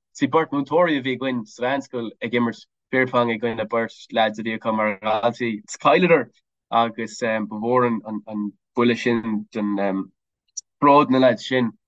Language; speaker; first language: Irish; non-native, local second language; English